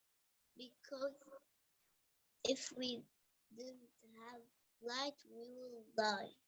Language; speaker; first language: English; non-native, learner; Arabic